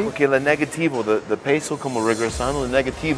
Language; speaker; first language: Spanish; non-native, learner; English